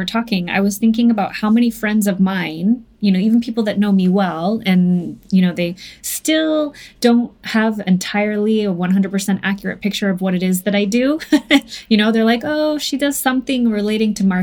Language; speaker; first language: English; native; English